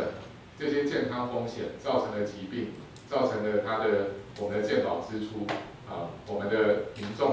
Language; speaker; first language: Chinese; native; Chinese